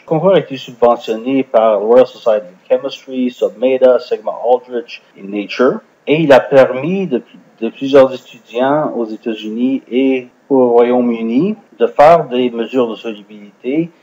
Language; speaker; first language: French; non-native, fluent; English